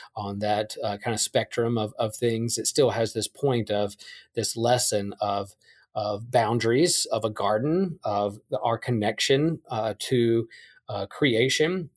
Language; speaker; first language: English; native; English